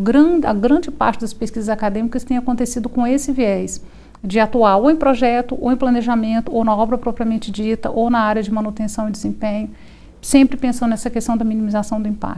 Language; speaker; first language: Portuguese; native; Portuguese